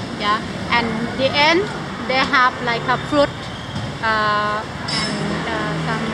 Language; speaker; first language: English; non-native, local second language; Thai